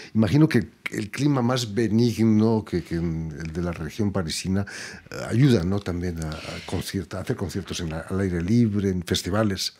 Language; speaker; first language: Spanish; native; Spanish